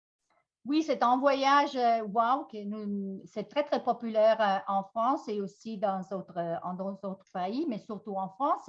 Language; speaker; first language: French; non-native, fluent; Italian